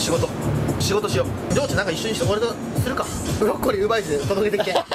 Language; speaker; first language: Japanese; native; Japanese